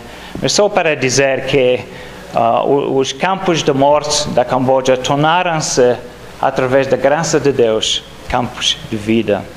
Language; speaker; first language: Portuguese; non-native, fluent; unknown